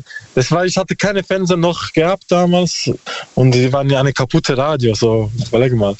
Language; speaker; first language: German; non-native, learner; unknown